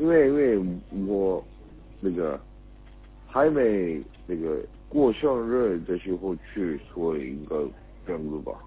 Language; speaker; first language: Chinese; non-native, learner; Korean